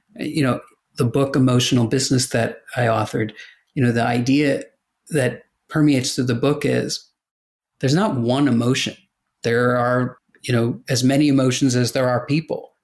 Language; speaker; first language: English; native; English